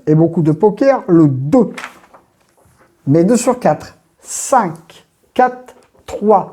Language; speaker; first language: French; native; French